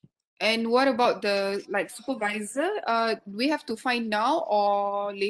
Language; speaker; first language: English; non-native, local second language; Malay